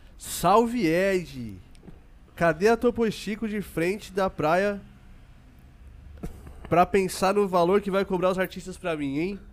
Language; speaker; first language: Portuguese; native; Portuguese